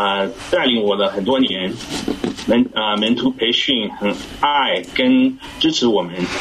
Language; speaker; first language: Chinese; early bilingual, heritage; English